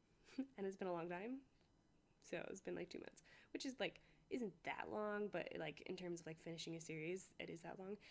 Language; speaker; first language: English; native; English